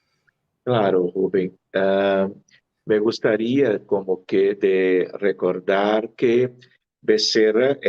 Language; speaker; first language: Spanish; non-native, fluent; Portuguese